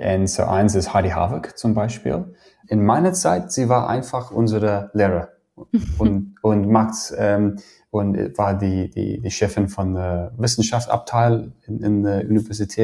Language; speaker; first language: German; non-native, fluent; English